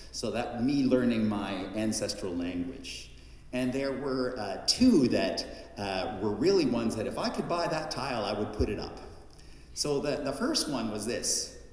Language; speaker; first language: English; native; English